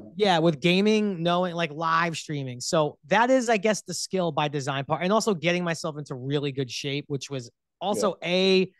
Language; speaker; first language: English; native; English